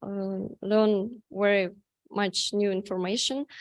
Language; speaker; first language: English; non-native, learner; Russian